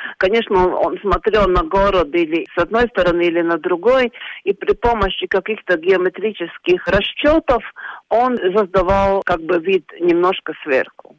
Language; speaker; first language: Russian; non-native, local second language; Latvian